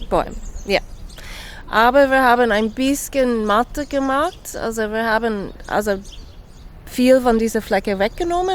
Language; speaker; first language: German; non-native, fluent; English